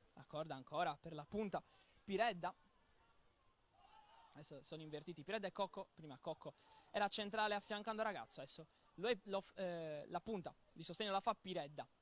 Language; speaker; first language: Italian; native; Italian